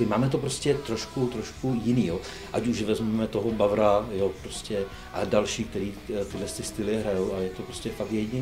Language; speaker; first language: Czech; native; Czech